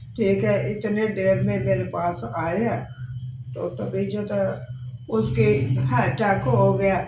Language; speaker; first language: Urdu; non-native, local second language; Punjabi